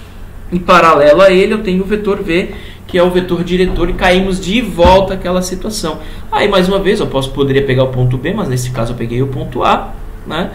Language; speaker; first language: Portuguese; native; Portuguese